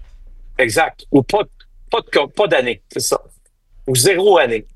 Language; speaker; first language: French; native; French